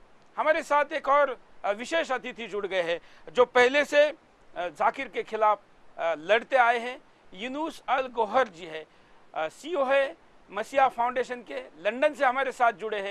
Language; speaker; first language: Hindi; native; Hindi